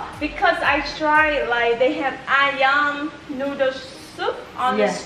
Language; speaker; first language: English; non-native, fluent; Vietnamese